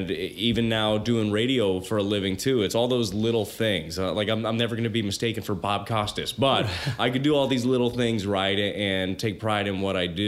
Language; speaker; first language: English; native; English